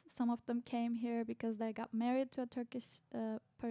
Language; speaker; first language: English; non-native, fluent; Turkish